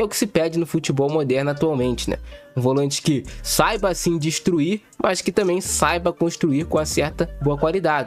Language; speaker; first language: Portuguese; native; Portuguese